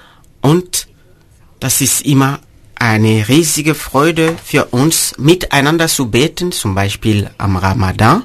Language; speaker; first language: German; non-native, fluent; Mossi